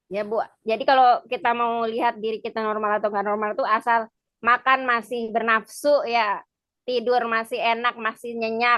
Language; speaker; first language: Indonesian; native; Indonesian